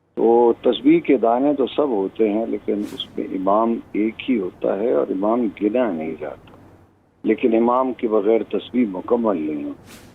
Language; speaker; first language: Urdu; non-native, local second language; Pashto